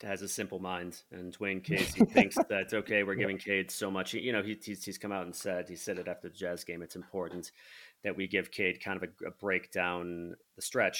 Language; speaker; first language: English; native; English